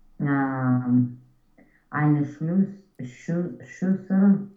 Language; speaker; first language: German; non-native, learner; Romanian